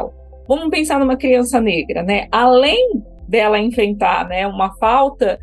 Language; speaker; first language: Portuguese; native; Portuguese